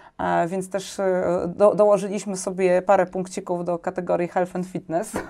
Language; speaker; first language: Polish; native; Polish